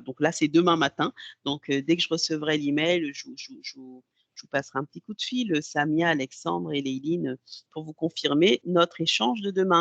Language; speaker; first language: French; native; French